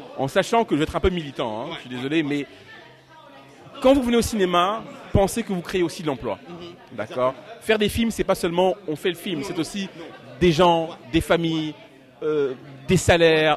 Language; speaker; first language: French; non-native, local second language; Lingala